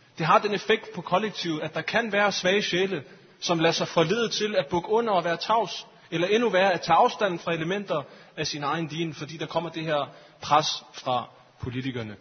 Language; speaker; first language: Danish; early bilingual, other home language; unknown